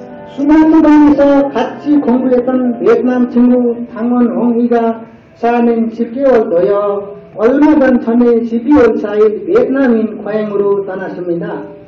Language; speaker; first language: Korean; non-native, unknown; Nepali